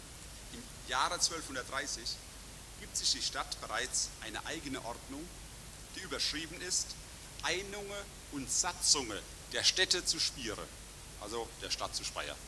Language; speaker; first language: German; native; German